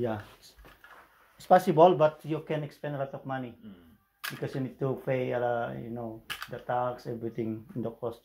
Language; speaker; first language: English; non-native, local second language; Filipino